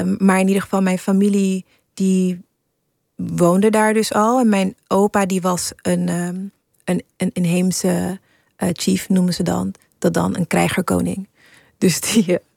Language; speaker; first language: Dutch; early bilingual, other home language; English